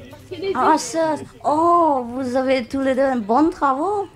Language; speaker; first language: French; non-native, learner; Vietnamese